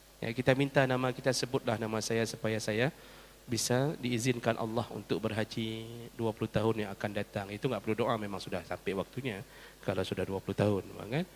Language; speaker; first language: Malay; non-native, local second language; Achinese